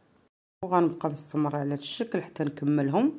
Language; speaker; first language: Arabic; native; Arabic